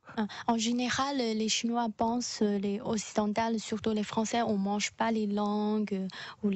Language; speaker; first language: French; non-native, learner; Chinese